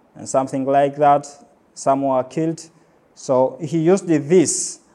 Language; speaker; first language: English; non-native, local second language; Swahili